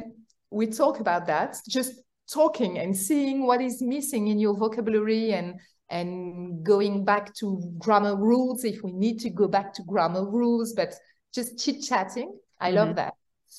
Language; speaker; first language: English; non-native, fluent; French